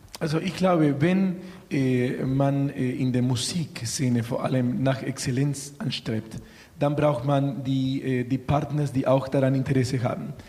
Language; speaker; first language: German; non-native, fluent; Spanish